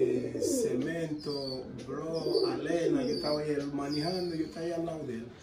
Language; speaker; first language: Spanish; non-native, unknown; Haitian Creole